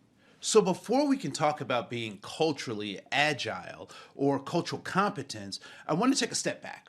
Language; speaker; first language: English; native; English